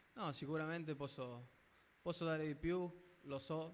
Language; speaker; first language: Italian; non-native, fluent; Spanish